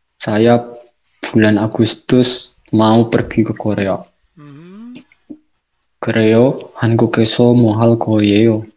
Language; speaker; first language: Korean; non-native, learner; Indonesian